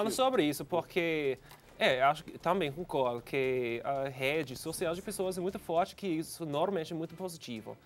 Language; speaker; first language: Portuguese; non-native, fluent; English